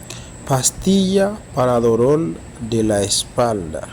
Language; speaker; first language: Spanish; non-native, fluent; Haitian Creole